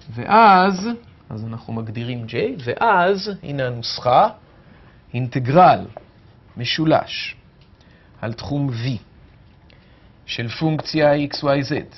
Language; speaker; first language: Hebrew; native; Hebrew